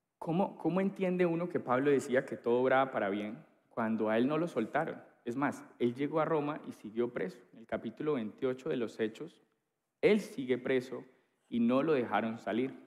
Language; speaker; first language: Spanish; native; Spanish